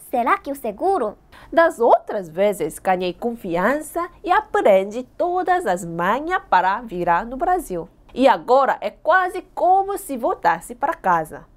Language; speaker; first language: Portuguese; non-native, fluent; Korean